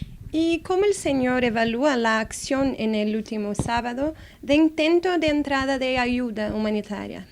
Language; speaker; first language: Spanish; non-native, fluent; Portuguese